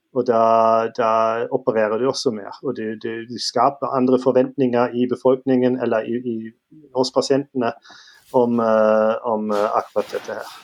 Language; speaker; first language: Norwegian; non-native, fluent; German